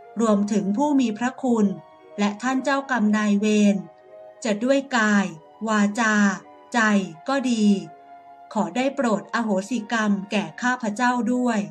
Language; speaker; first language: Thai; native; Thai